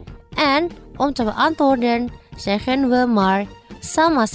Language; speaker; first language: Dutch; non-native, fluent; Indonesian